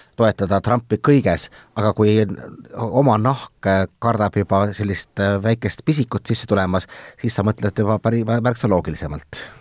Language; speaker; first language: Estonian; native; Estonian